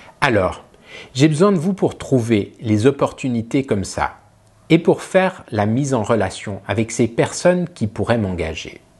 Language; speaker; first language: French; native; French